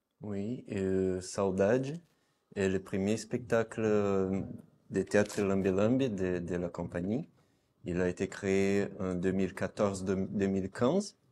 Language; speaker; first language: French; non-native, fluent; Portuguese